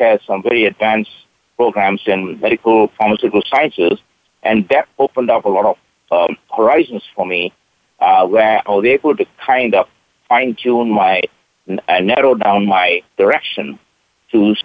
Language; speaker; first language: English; non-native, local second language; Tamil